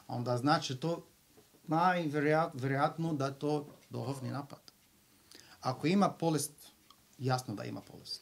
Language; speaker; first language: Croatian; non-native, learner; Arabic